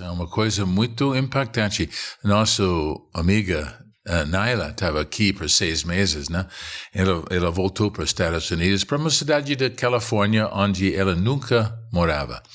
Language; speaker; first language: Portuguese; non-native, fluent; English